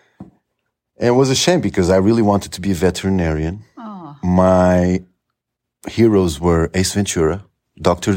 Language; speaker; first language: English; non-native, fluent; Portuguese